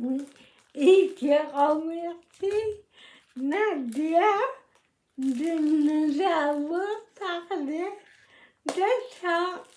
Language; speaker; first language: French; non-native, learner; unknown